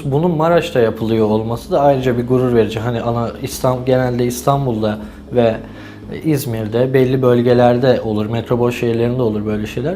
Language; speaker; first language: Turkish; native; Turkish